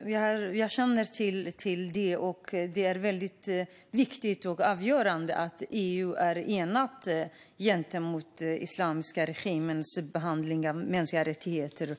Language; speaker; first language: Swedish; non-native, fluent; Kurdish